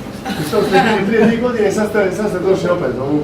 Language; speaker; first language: Bosnian; native; Bosnian